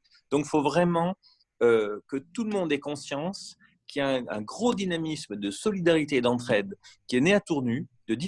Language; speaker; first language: French; native; French